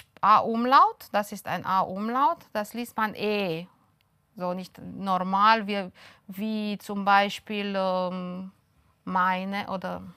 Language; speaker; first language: German; non-native, fluent; Romanian